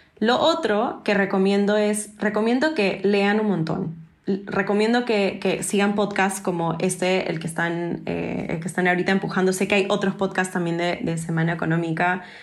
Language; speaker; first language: Spanish; non-native, fluent; English